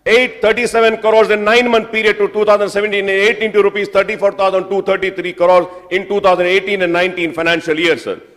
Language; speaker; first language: English; non-native, local second language; Urdu